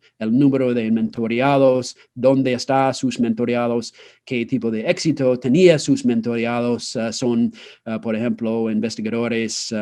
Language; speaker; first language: Spanish; non-native, fluent; English